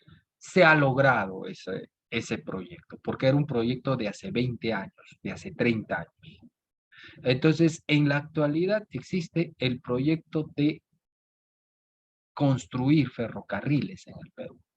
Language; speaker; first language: Spanish; native; Spanish